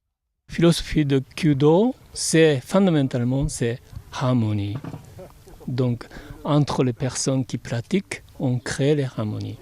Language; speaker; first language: French; non-native, fluent; Japanese